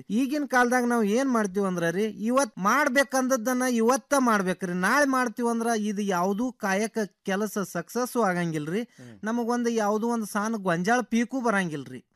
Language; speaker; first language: Kannada; native; Kannada